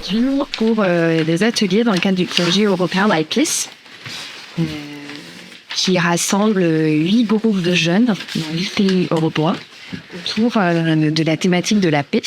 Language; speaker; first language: French; native; French